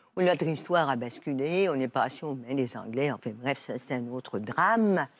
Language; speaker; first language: French; native; French